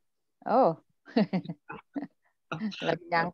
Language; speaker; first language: Indonesian; native; Indonesian